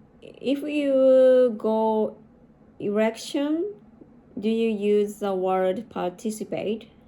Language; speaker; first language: English; non-native, learner; Japanese